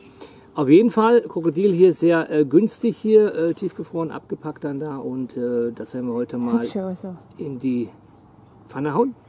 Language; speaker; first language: German; native; German